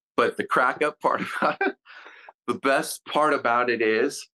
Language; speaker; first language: English; native; English